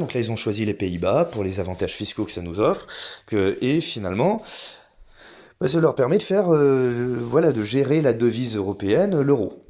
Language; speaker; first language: French; native; French